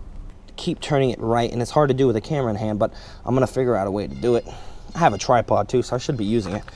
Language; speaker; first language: English; native; English